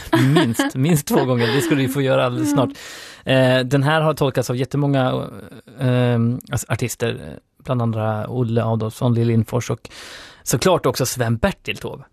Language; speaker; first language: Swedish; native; Swedish